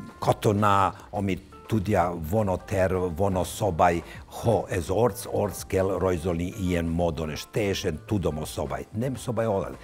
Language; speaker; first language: Hungarian; non-native, learner; Serbian